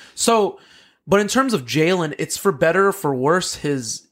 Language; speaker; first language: English; early bilingual, other home language; Filipino